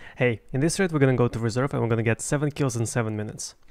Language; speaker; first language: English; non-native, fluent; Russian